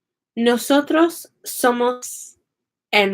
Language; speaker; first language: Spanish; non-native, fluent; English